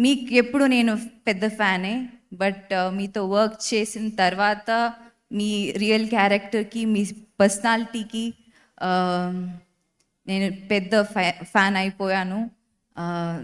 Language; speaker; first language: Telugu; non-native, learner; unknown